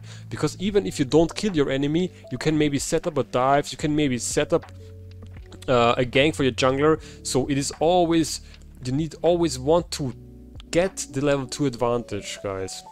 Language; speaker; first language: English; non-native, fluent; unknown